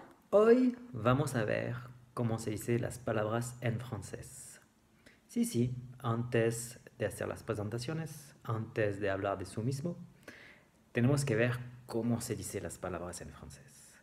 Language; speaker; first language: Spanish; non-native, fluent; French